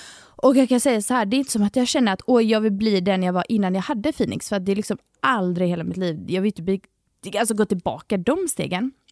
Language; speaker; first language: Swedish; native; Swedish